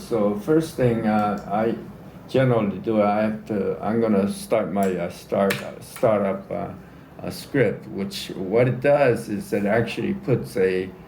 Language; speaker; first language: English; native; English